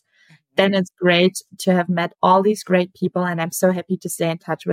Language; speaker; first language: English; non-native, fluent; German